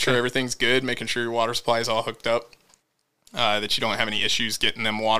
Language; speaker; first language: English; native; English